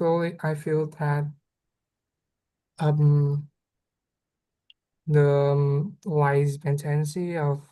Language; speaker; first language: English; non-native, learner; Vietnamese